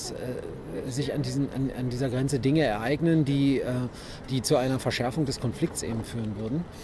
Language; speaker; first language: German; native; German